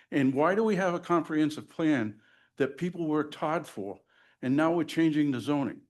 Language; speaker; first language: English; native; English